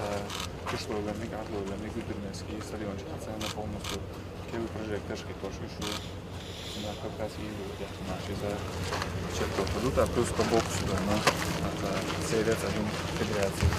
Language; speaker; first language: Russian; non-native, local second language; Chechen